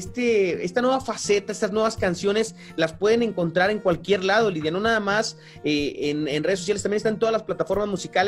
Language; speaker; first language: Spanish; native; Spanish